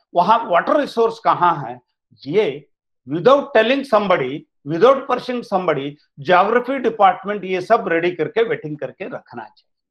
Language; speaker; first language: Hindi; non-native, local second language; Kannada